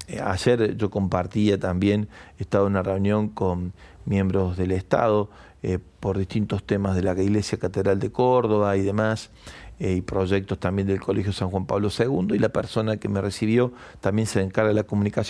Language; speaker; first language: Spanish; native; Spanish